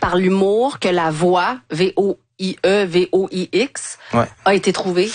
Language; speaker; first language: French; native; French